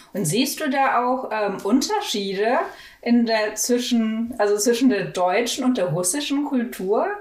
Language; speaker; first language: German; native; German